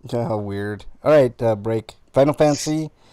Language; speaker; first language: English; native; English